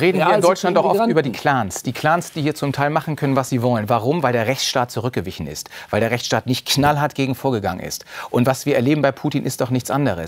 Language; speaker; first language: German; native; German